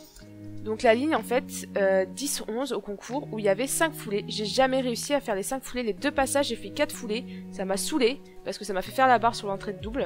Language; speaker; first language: French; native; French